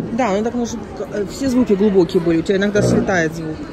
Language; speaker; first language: Russian; native; Russian